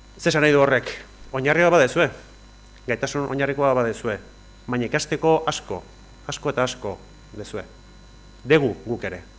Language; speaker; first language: Basque; native; Basque